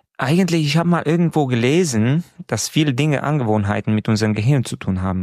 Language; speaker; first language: German; non-native, fluent; Romanian